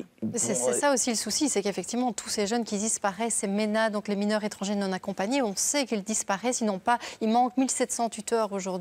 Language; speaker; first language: French; native; French